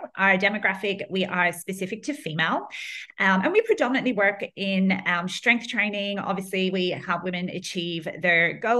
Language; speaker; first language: English; native; English